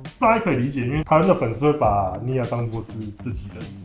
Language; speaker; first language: Chinese; native; Chinese